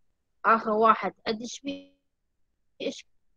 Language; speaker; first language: Arabic; native; Arabic